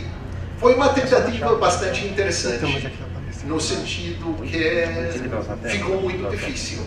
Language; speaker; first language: Portuguese; non-native, fluent; English